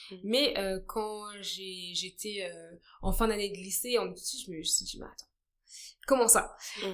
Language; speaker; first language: French; early bilingual, other home language; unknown